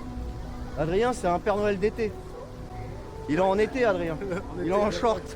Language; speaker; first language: French; native; French